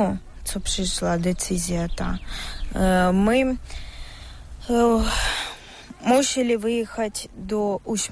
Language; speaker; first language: Polish; non-native, learner; Ukrainian